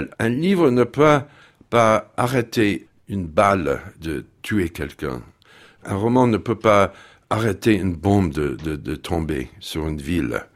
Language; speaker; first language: French; non-native, fluent; English